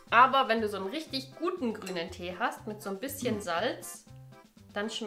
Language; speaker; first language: German; native; German